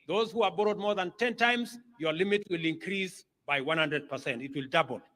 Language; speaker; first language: English; non-native, local second language; Kalenjin